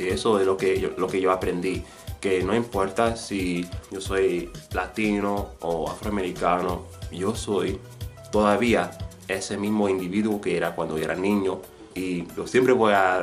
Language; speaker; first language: Spanish; non-native, fluent; English